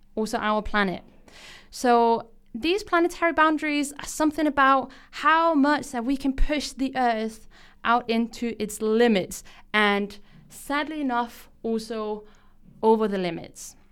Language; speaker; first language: English; non-native, fluent; Danish